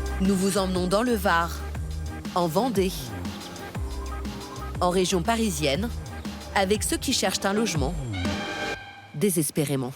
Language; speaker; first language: French; native; French